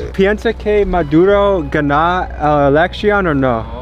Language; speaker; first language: Spanish; non-native, learner; English